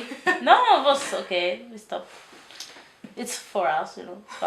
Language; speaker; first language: English; non-native, learner; Czech